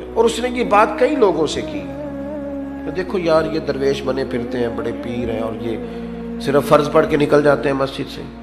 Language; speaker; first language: Urdu; non-native, local second language; Punjabi